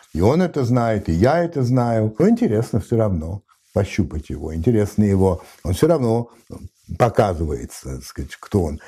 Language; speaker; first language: Russian; non-native, fluent; French